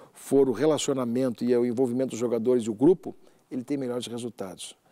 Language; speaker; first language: Portuguese; native; Portuguese